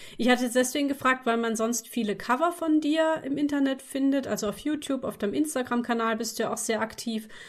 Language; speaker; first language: German; native; German